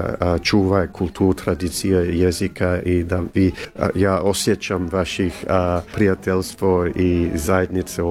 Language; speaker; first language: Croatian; early bilingual, heritage; English